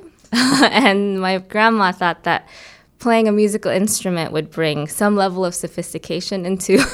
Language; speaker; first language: English; early bilingual, other home language; Korean